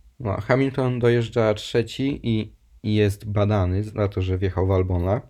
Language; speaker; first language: Polish; native; Polish